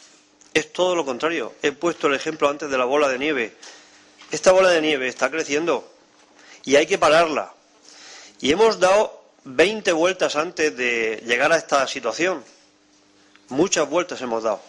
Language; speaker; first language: Spanish; native; Spanish